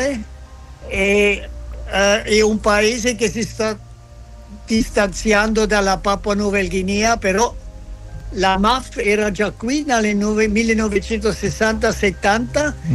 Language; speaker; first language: Italian; non-native, fluent; French